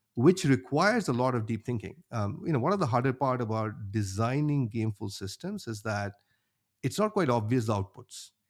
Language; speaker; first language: English; non-native, local second language; Bangla